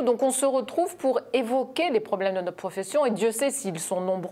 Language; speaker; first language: French; native; French